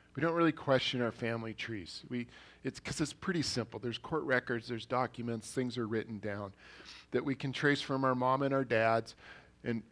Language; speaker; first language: English; early bilingual, other home language; Norwegian